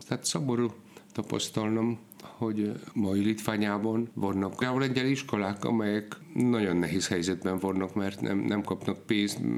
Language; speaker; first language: Hungarian; non-native, fluent; Polish